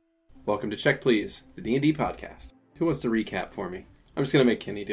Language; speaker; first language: English; native; English